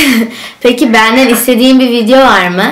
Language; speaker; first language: Turkish; native; Turkish